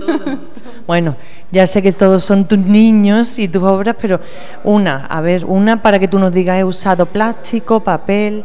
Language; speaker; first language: Spanish; native; Spanish